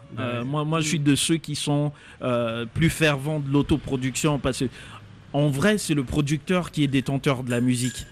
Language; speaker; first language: French; non-native, local second language; Lingala